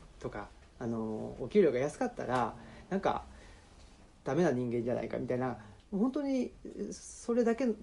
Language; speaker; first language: Japanese; native; Japanese